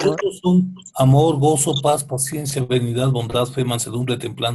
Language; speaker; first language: Spanish; native; Spanish